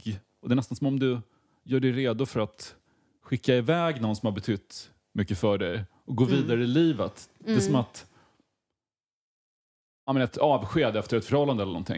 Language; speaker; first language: Swedish; native; Swedish